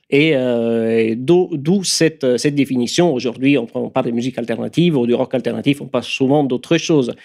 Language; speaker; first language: French; non-native, fluent; Italian